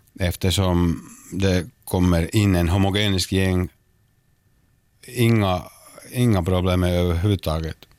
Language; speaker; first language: Swedish; non-native, local second language; Finnish